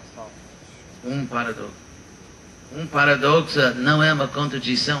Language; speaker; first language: Portuguese; non-native, fluent; English